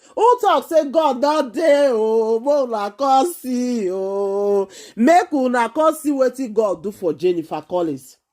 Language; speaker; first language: Nigerian Pidgin; native; Nigerian Pidgin